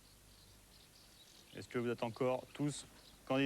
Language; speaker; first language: French; native; French